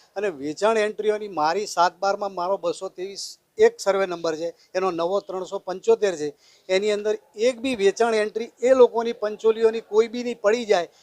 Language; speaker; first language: Gujarati; native; Gujarati